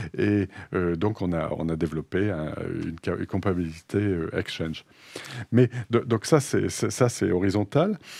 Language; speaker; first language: French; native; French